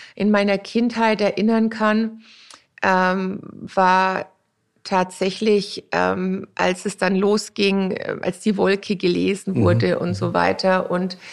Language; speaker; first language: German; native; German